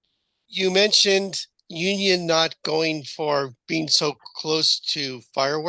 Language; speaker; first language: English; native; English